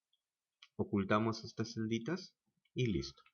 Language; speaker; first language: Spanish; native; Spanish